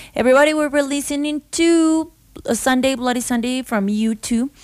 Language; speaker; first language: English; non-native, learner; Spanish